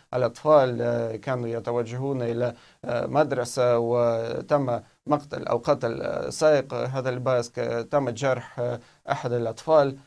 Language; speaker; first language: Arabic; non-native, fluent; Russian